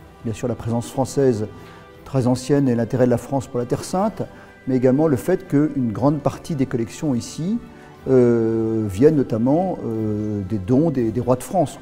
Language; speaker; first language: French; native; French